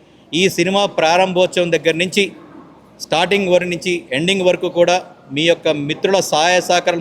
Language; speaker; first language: Telugu; native; Telugu